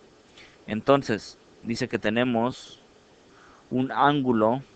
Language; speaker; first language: Spanish; early bilingual, heritage; Spanish